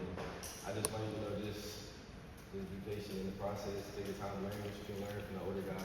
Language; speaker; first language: English; native; English